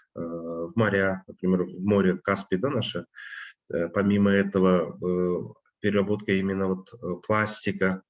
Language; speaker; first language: Russian; non-native, local second language; Kazakh